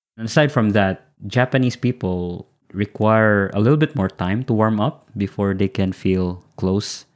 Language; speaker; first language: English; non-native, local second language; Filipino